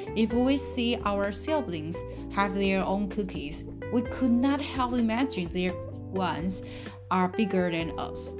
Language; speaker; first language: English; non-native, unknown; Chinese